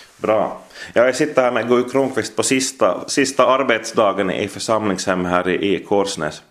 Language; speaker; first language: Swedish; native; Swedish